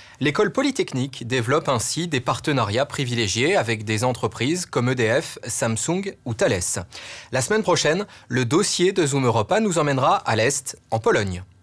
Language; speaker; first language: French; native; French